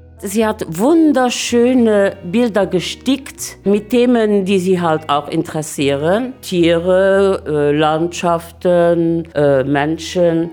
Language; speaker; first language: German; non-native, local second language; Luxembourgish